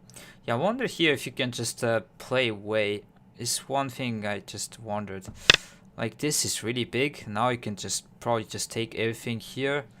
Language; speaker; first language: English; non-native, fluent; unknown